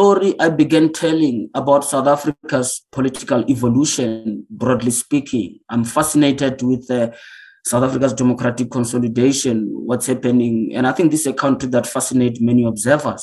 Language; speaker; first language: English; non-native, local second language; Northern Sotho